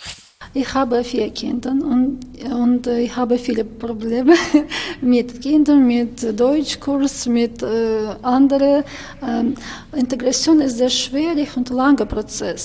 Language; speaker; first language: German; non-native, learner; Ukrainian